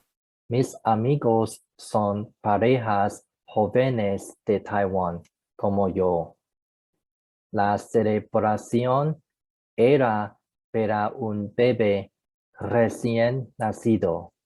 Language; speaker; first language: Spanish; non-native, learner; Chinese